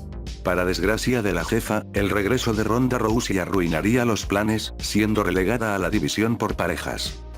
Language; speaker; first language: Spanish; native; Spanish